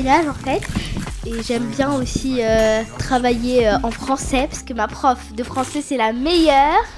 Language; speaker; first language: French; early bilingual, other home language; Arabic